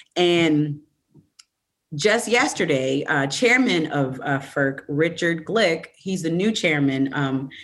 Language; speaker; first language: English; native; English